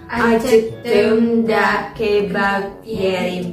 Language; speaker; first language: Turkish; non-native, learner; Indonesian